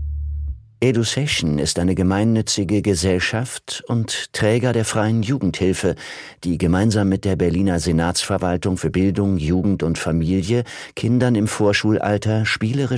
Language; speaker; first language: German; native; German